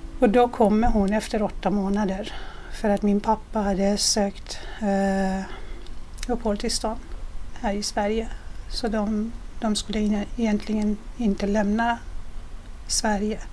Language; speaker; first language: Swedish; non-native, fluent; Persian